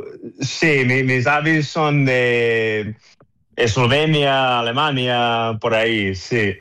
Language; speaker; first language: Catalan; non-native, learner; English